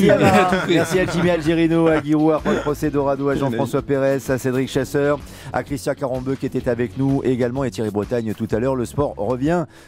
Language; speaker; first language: French; native; French